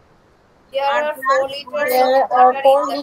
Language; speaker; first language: English; non-native, learner; Bangla